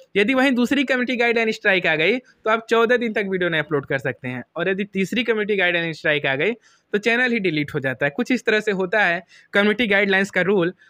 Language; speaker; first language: Hindi; native; Hindi